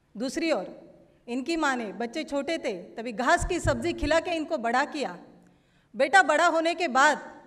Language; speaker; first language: Hindi; non-native, local second language; Marathi